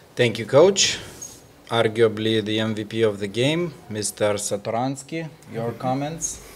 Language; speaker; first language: English; non-native, fluent; Lithuanian